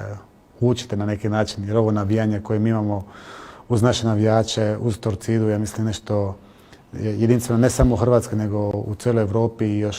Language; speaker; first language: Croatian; early bilingual, heritage; Croatian